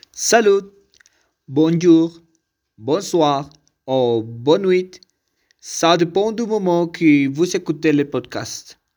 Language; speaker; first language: French; non-native, learner; Spanish